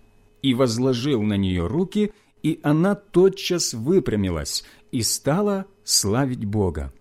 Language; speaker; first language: Russian; native; Russian